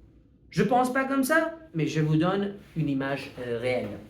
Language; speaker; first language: French; non-native, fluent; Hindi